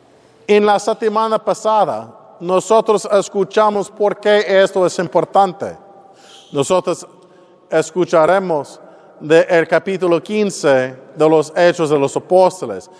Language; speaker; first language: Spanish; non-native, fluent; English